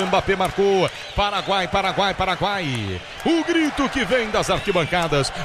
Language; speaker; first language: Portuguese; native; Portuguese